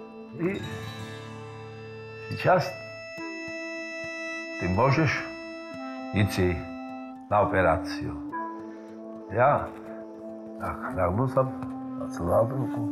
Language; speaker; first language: Russian; non-native, fluent; Georgian